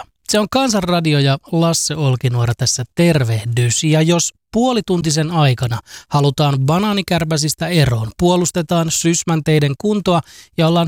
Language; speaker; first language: Finnish; native; Finnish